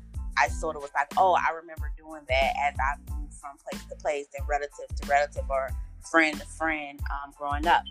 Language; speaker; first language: English; native; English